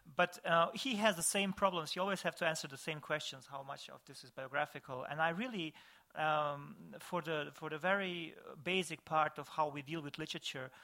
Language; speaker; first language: English; non-native, fluent; Bosnian